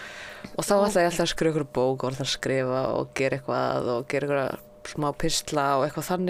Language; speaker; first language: Icelandic; native; Icelandic